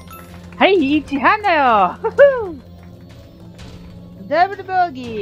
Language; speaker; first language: Japanese; non-native, learner; English